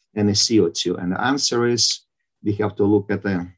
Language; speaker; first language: English; non-native, fluent; Ukrainian